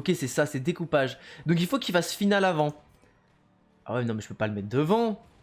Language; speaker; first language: French; native; French